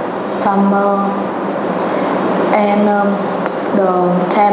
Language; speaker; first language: English; non-native, learner; Vietnamese